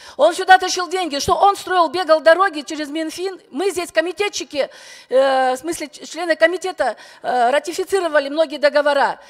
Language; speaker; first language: Russian; native; Russian